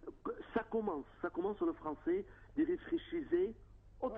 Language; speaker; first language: French; non-native, fluent; Arabic